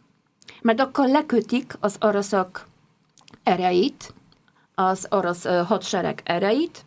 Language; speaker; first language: Hungarian; non-native, fluent; Polish